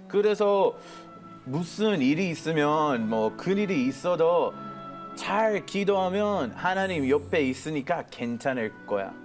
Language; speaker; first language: Korean; non-native, fluent; Hebrew